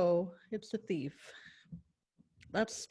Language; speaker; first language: English; early bilingual, other home language; Spanish